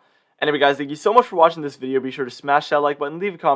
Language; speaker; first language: English; native; English